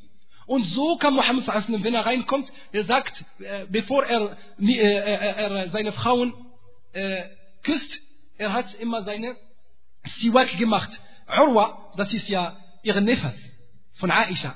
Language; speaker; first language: German; non-native, fluent; Arabic